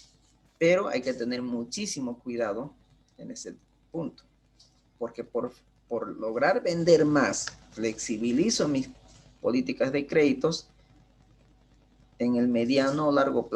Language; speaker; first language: Spanish; native; Spanish